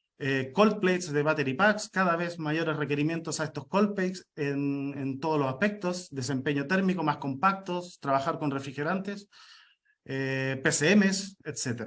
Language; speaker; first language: Spanish; native; Spanish